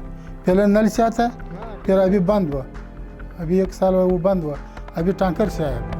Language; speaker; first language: Hindi; non-native, learner; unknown